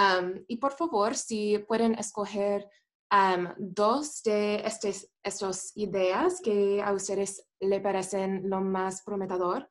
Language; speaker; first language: Spanish; non-native, fluent; English